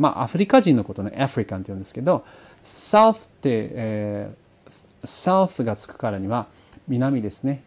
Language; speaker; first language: Japanese; early bilingual, heritage; Portuguese